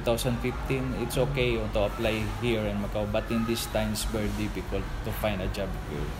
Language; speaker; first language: English; non-native, local second language; Filipino